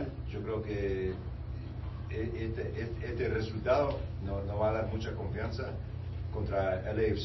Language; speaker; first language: Spanish; early bilingual, heritage; Spanish